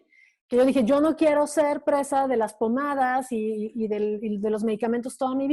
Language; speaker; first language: Spanish; native; Spanish